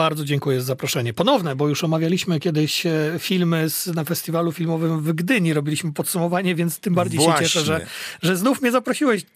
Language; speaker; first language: Polish; native; Polish